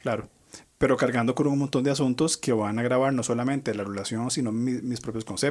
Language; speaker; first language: Spanish; native; Spanish